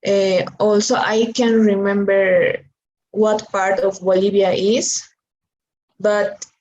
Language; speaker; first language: English; non-native, learner; Spanish